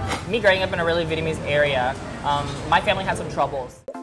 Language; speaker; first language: English; early bilingual, other home language; Vietnamese